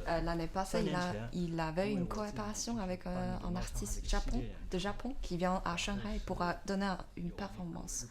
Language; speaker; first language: French; non-native, learner; Chinese